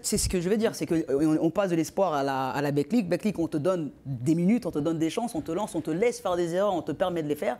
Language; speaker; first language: French; native; French